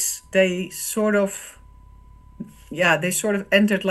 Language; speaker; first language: English; non-native, fluent; Dutch